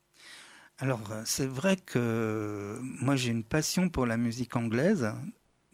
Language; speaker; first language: French; native; French